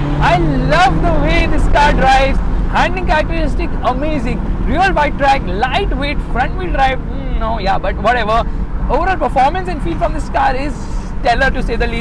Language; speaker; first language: English; non-native, local second language; Hindi